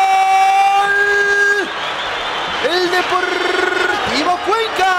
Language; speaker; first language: Spanish; native; Spanish